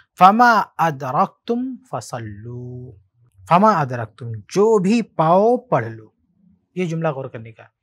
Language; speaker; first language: Hindi; native; Hindi